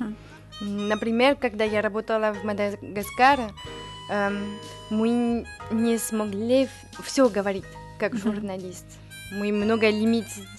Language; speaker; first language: Russian; non-native, learner; French